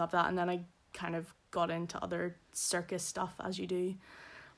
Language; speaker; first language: English; native; English